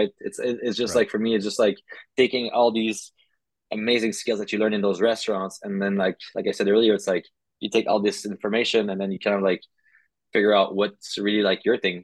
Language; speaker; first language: English; non-native, fluent; French